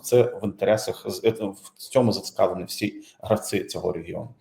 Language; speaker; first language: Ukrainian; non-native, fluent; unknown